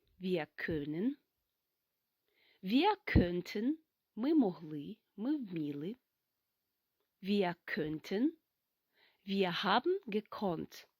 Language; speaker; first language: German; non-native, fluent; Ukrainian